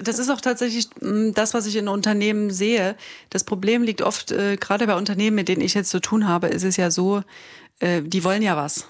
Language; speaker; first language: German; native; German